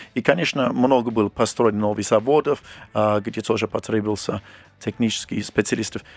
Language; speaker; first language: Russian; non-native, fluent; English